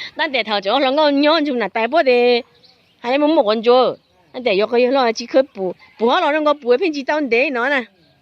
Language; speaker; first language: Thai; non-native, local second language; Hmong